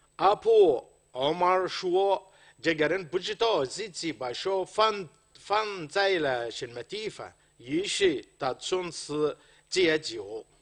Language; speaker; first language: Chinese; non-native, fluent; Arabic